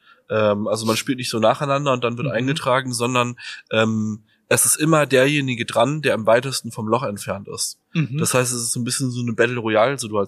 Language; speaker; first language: German; native; German